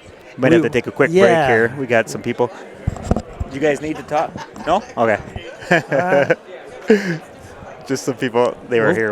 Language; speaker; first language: English; native; English